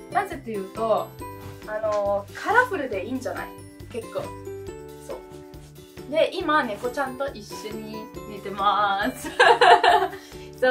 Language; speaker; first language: Japanese; non-native, fluent; Italian